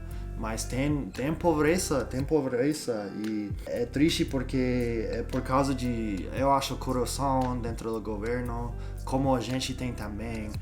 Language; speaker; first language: Portuguese; non-native, learner; English